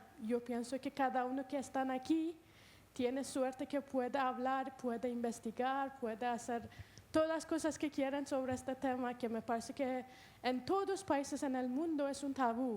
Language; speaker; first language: Spanish; non-native, learner; Persian